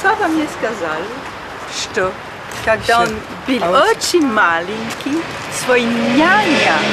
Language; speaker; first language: Russian; early bilingual, heritage; Russian